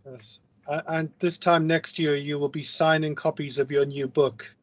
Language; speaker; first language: English; native; English